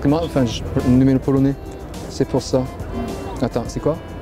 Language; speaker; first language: French; non-native, fluent; Japanese